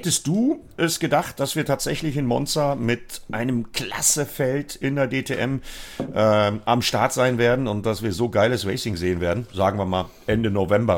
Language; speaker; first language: German; native; German